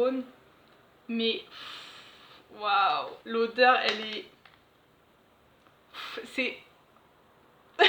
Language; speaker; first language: French; native; French